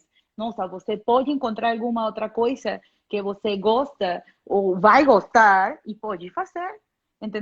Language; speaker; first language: Portuguese; non-native, fluent; Spanish